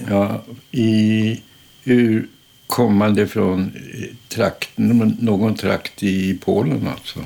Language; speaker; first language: Swedish; early bilingual, other home language; German